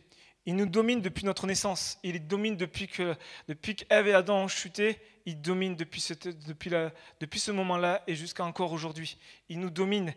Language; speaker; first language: French; native; French